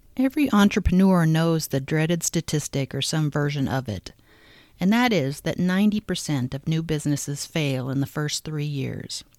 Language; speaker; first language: English; native; English